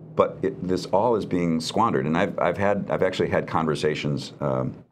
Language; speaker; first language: English; native; English